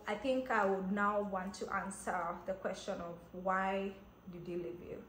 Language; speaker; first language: English; non-native, local second language; Kamba